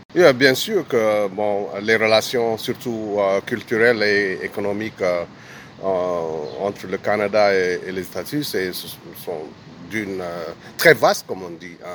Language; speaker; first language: French; non-native, fluent; Amharic